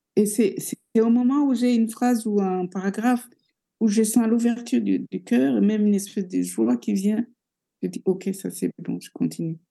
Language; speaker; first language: French; non-native, local second language; Rundi